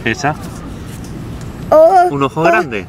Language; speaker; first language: Spanish; native; Spanish